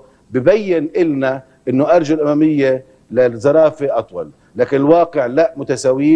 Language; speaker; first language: Arabic; native; Arabic